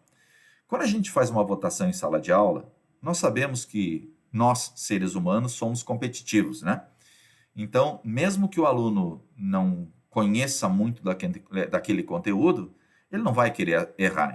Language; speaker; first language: Portuguese; native; Portuguese